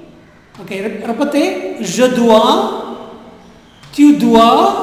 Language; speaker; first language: French; non-native, learner; Tamil